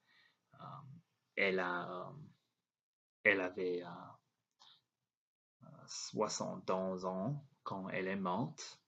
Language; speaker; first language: French; non-native, learner; English